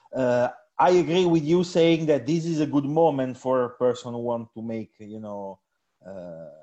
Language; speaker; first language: English; non-native, fluent; Italian